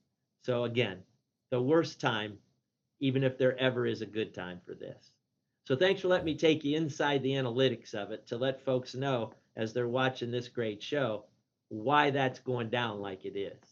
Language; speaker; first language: English; native; English